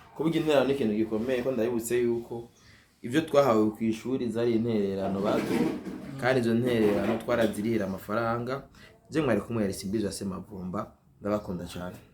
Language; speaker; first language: Rundi; native; Rundi